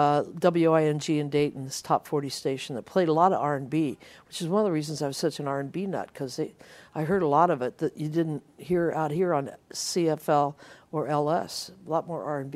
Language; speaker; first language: English; native; English